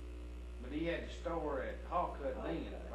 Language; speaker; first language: English; native; English